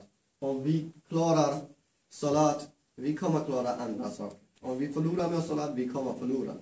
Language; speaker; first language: Swedish; non-native, fluent; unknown